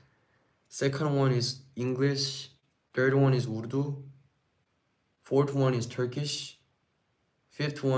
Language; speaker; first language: English; non-native, fluent; Korean